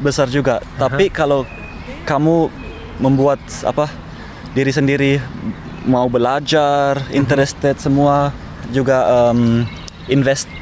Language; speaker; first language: Indonesian; early bilingual, heritage; Indonesian